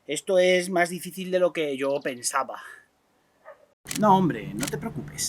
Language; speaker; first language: Spanish; non-native, learner; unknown